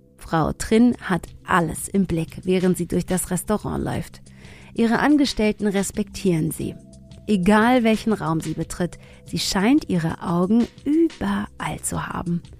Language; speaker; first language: German; early bilingual, other home language; Tigrinya